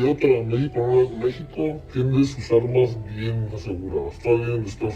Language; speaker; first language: Spanish; native; Spanish